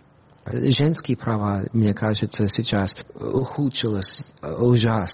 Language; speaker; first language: Russian; non-native, fluent; English